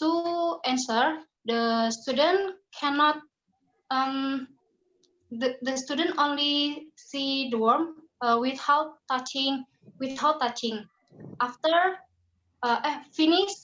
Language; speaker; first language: English; non-native, learner; Indonesian